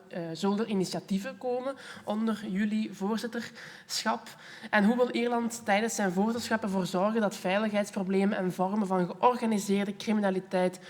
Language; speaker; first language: Dutch; native; Dutch